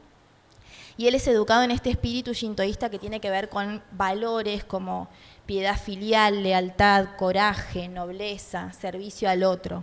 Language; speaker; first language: Spanish; native; Spanish